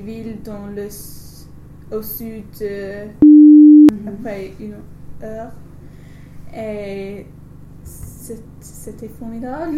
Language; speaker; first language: French; non-native, learner; English